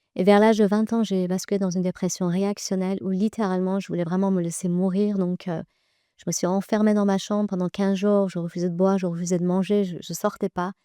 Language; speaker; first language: French; early bilingual, other home language; Persian